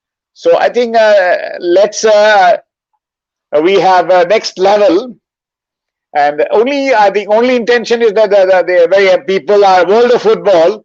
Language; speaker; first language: English; non-native, local second language; Bangla